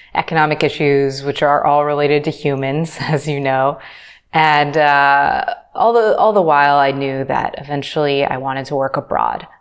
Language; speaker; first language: English; native; English